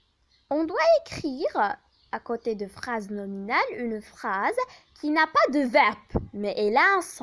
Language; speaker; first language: French; non-native, local second language; Arabic